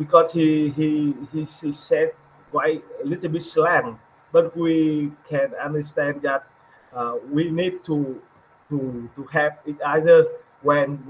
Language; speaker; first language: English; non-native, learner; Vietnamese